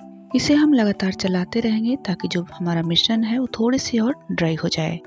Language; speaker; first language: Hindi; native; Hindi